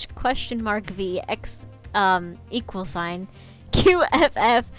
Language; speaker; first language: English; native; English